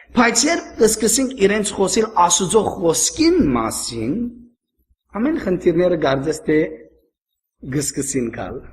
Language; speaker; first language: Armenian; early bilingual, heritage; Armenian